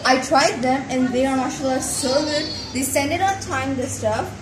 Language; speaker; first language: English; native; English